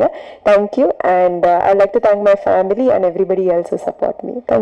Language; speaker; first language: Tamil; non-native, fluent; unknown